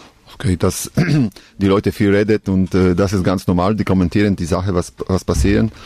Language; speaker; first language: German; non-native, learner; Polish